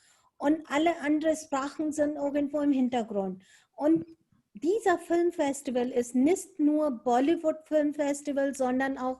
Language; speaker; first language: German; non-native, fluent; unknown